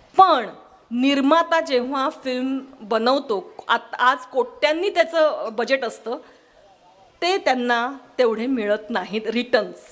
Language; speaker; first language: Marathi; non-native, local second language; Kannada